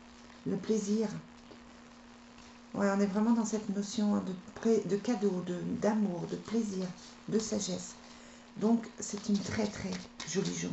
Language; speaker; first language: French; native; French